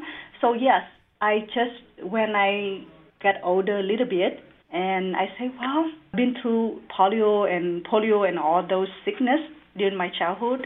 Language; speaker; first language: English; non-native, learner; Vietnamese